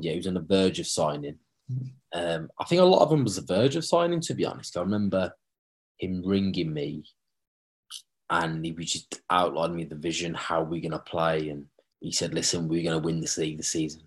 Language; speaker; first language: English; native; English